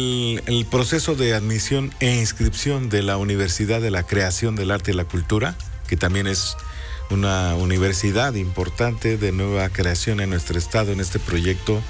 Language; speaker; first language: Spanish; native; Spanish